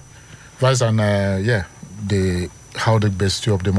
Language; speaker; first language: Dutch; non-native, fluent; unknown